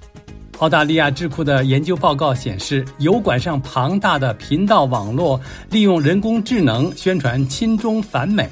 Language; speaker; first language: Chinese; native; Chinese